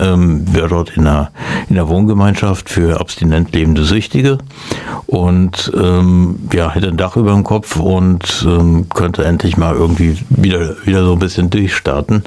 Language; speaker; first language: German; native; German